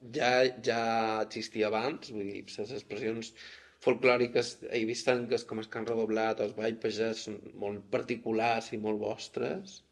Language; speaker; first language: Catalan; native; Catalan